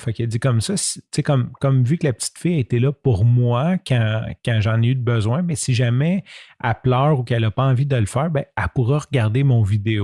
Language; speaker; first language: French; native; French